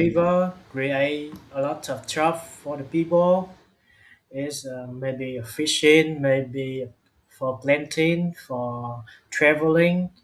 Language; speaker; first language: English; non-native, learner; Vietnamese